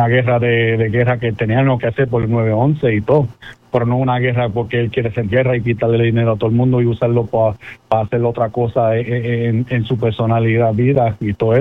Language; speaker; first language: Spanish; native; Spanish